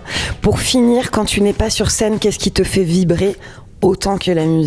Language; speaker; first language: French; native; French